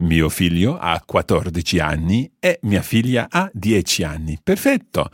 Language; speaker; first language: Italian; non-native, fluent; English